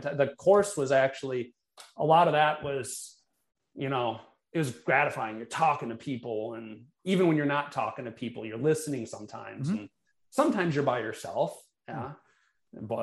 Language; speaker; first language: English; native; English